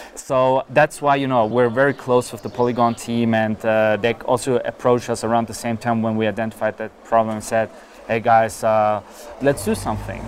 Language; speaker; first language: English; non-native, fluent; German